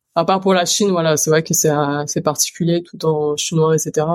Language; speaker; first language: French; early bilingual, other home language; Chinese